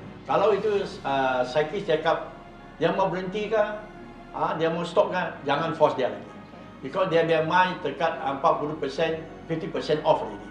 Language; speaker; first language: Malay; non-native, local second language; Chinese